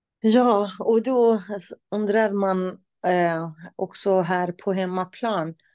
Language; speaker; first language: Swedish; non-native, fluent; Central Kurdish